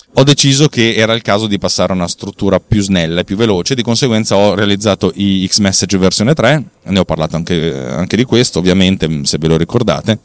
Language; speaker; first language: Italian; native; Italian